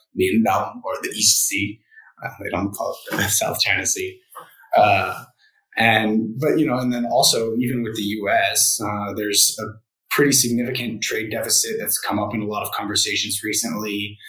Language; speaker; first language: English; native; English